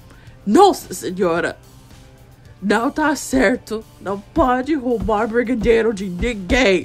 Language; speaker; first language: Portuguese; non-native, learner; English